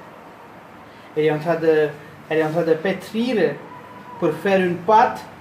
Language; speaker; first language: French; non-native, fluent; Hindi